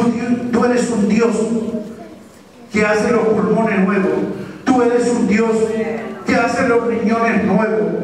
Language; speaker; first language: Spanish; native; Spanish